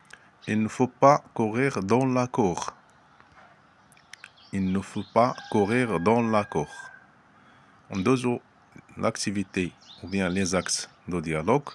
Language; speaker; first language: French; non-native, fluent; Arabic